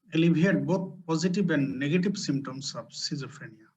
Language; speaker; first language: English; non-native, local second language; Bangla